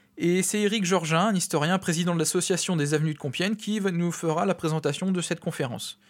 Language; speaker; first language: French; native; French